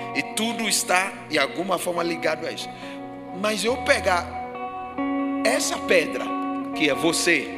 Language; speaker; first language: Portuguese; non-native, fluent; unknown